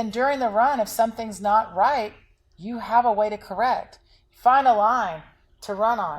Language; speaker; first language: English; native; English